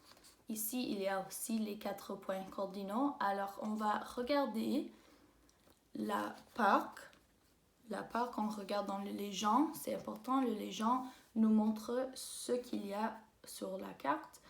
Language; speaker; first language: French; non-native, local second language; English